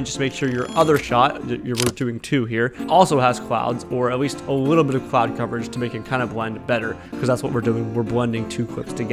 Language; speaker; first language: English; native; English